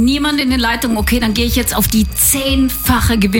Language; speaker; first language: German; native; German